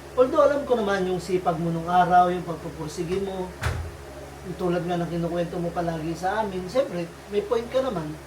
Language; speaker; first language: Filipino; native; Filipino